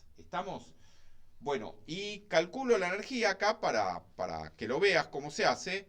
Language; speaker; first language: Spanish; native; Spanish